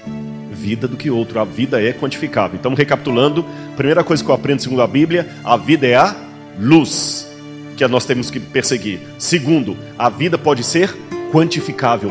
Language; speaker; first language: Portuguese; native; Portuguese